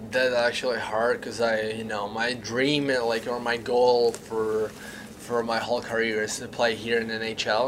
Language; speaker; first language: English; non-native, learner; Czech